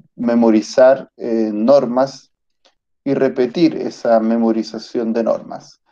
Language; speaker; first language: Spanish; early bilingual, other home language; Italian